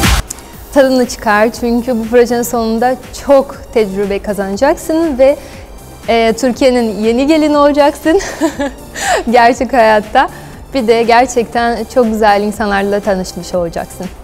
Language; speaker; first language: Turkish; non-native, fluent; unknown